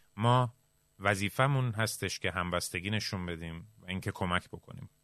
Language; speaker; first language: Persian; early bilingual, heritage; Persian